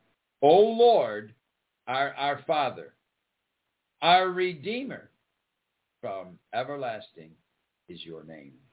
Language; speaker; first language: English; native; English